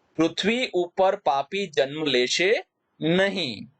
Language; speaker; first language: Hindi; non-native, local second language; Gujarati